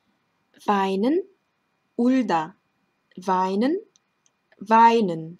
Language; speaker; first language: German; non-native, fluent; Korean